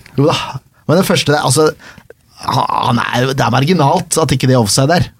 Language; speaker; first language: Norwegian; native; Norwegian